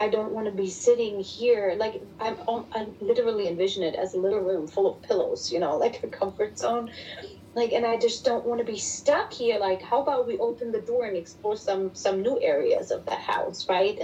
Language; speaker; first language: English; non-native, fluent; German